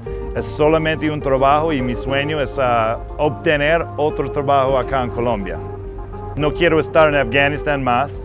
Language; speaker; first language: Spanish; non-native, fluent; English